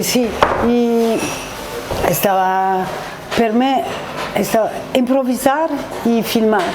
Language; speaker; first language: Spanish; non-native, learner; French